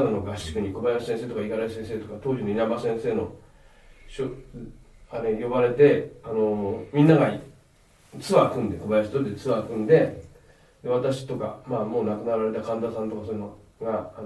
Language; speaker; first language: Japanese; native; Japanese